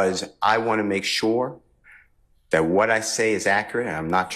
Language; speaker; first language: English; native; English